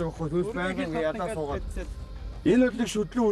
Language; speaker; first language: Mongolian; native; Mongolian